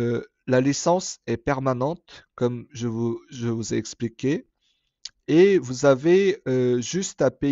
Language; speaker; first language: French; non-native, fluent; Korean